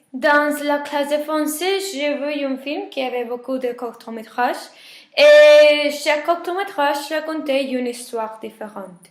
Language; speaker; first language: French; non-native, learner; Spanish